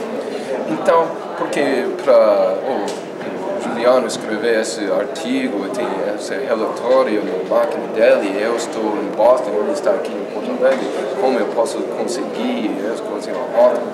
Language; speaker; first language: Portuguese; non-native, fluent; English